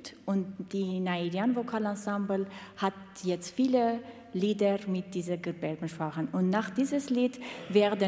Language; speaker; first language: German; non-native, fluent; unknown